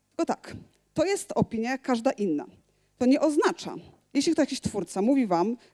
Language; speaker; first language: Polish; native; Polish